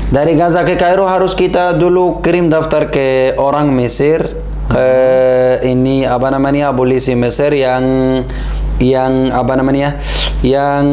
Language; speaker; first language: Indonesian; non-native, learner; Arabic